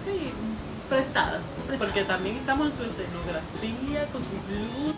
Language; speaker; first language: Spanish; native; Spanish